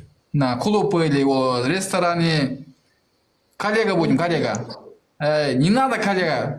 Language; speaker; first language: Russian; non-native, learner; Kyrgyz